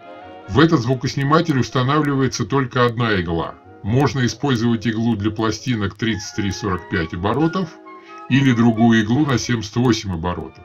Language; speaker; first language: Russian; native; Russian